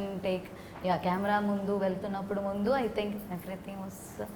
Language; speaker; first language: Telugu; non-native, learner; Malayalam